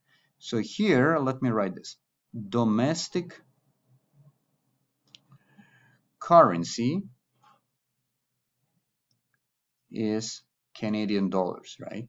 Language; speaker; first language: English; non-native, fluent; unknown